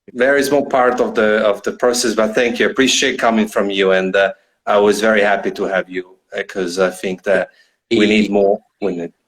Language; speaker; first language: English; non-native, fluent; Italian